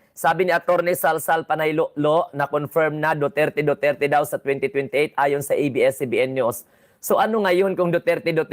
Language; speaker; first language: Filipino; non-native, local second language; Cebuano